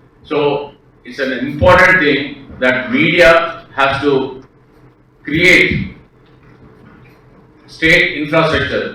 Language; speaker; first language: English; non-native, local second language; Telugu